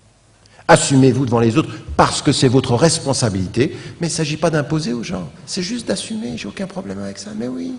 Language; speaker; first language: French; native; French